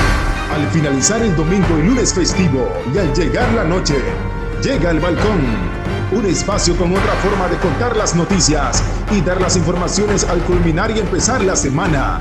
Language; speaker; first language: Spanish; native; Spanish